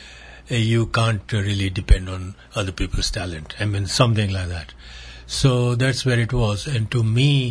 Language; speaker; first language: English; non-native, local second language; Gujarati